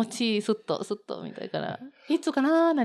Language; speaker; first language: Japanese; non-native, learner; Spanish